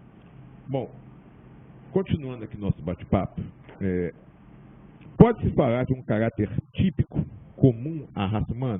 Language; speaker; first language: Portuguese; native; Portuguese